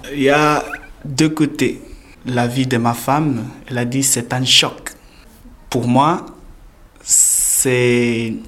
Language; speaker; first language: French; non-native, learner; Portuguese